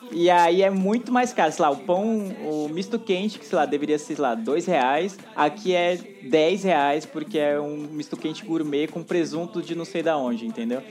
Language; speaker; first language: Portuguese; native; Portuguese